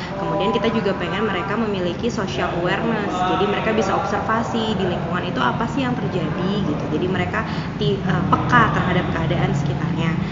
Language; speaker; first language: Indonesian; native; Indonesian